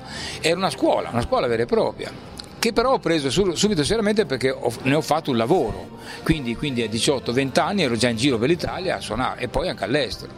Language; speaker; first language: Italian; native; Italian